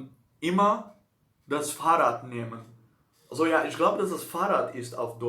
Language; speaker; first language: German; non-native, learner; Dutch